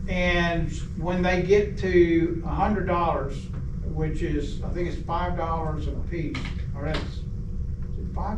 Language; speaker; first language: English; native; English